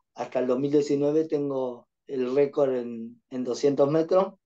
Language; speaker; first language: Spanish; native; Spanish